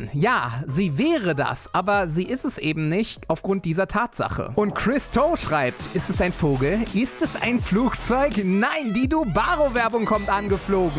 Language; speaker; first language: German; native; German